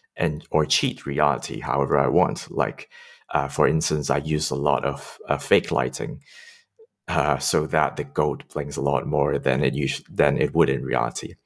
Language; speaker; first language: English; non-native, local second language; Cantonese